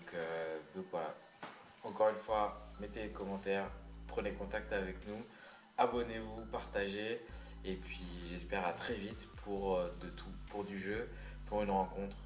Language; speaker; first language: French; native; French